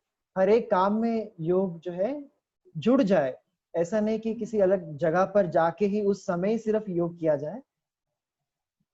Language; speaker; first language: Hindi; native; Hindi